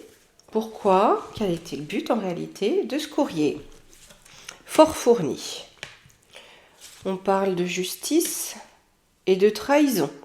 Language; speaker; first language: French; native; French